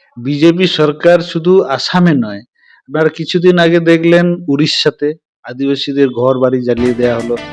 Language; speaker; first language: Bangla; non-native, local second language; Santali